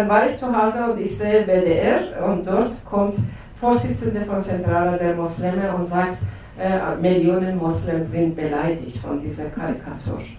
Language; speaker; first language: German; non-native, fluent; Persian